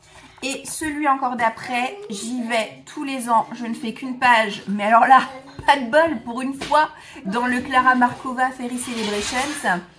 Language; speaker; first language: French; native; French